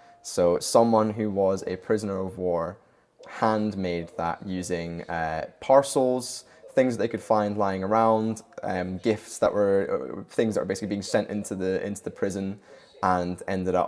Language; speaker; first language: English; native; English